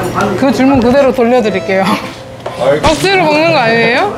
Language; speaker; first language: Korean; native; Korean